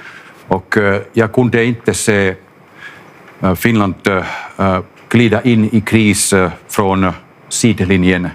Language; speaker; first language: Swedish; non-native, local second language; Finnish